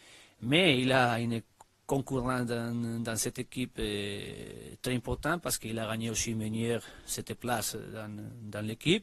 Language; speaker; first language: French; non-native, learner; Spanish